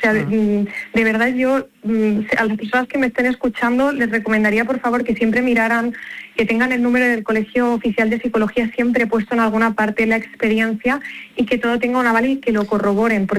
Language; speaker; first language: Spanish; native; Spanish